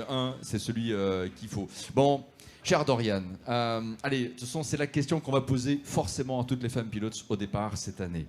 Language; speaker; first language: French; native; French